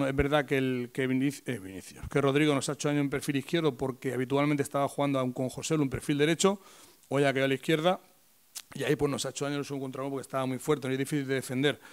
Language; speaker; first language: Spanish; native; Spanish